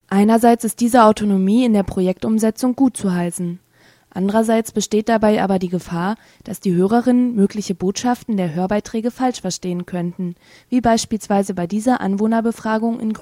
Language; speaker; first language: German; native; German